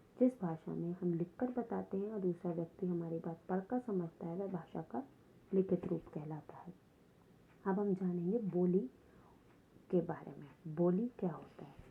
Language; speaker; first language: Hindi; native; Hindi